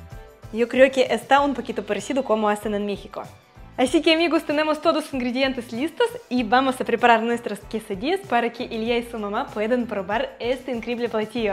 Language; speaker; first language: Spanish; non-native, fluent; Russian